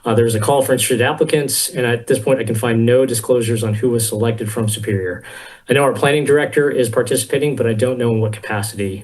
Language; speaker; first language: English; native; English